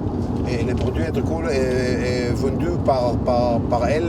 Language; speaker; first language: French; non-native, learner; Hebrew